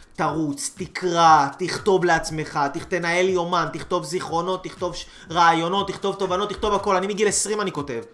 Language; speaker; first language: Hebrew; native; Hebrew